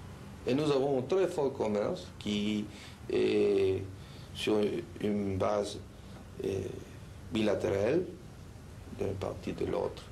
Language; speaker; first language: French; non-native, learner; Spanish